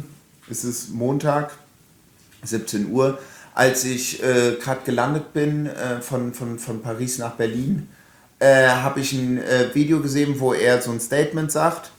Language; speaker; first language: German; native; German